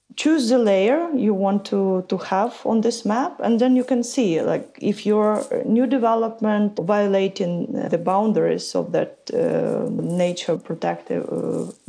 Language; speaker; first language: English; non-native, fluent; Ukrainian